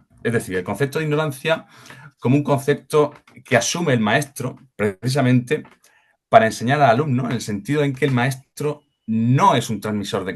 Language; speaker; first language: Spanish; native; Spanish